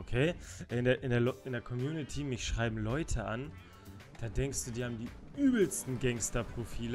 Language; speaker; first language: German; native; German